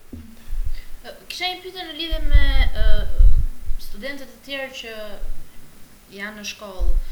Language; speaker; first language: Albanian; native; Albanian